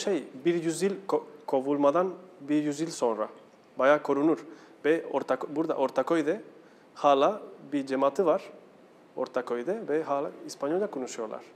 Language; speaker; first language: Turkish; non-native, fluent; Spanish